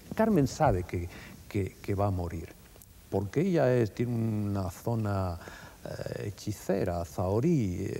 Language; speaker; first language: Spanish; native; Spanish